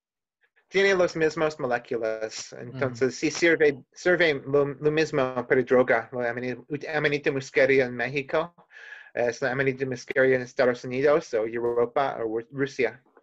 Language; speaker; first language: Spanish; non-native, learner; English